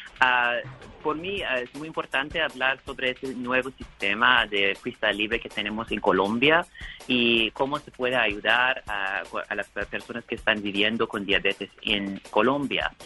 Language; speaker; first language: Spanish; non-native, learner; English